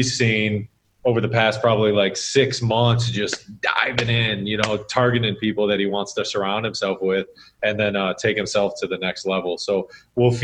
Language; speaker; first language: English; native; English